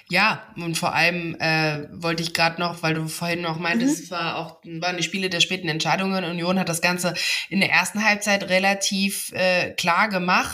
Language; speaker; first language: German; native; German